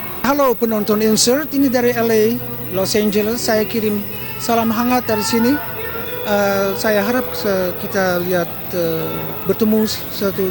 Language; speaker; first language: Indonesian; early bilingual, heritage; Dutch